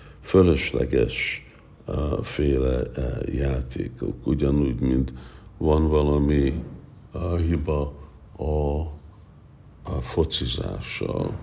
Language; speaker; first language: Hungarian; early bilingual, heritage; Hungarian